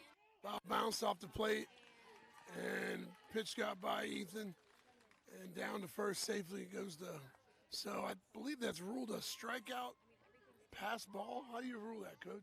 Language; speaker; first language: English; native; English